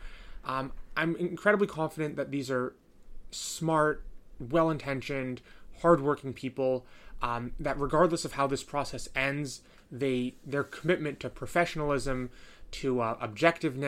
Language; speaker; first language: English; native; English